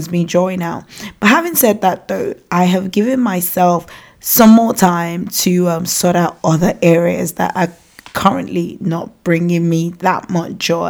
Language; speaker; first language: English; non-native, local second language; Yoruba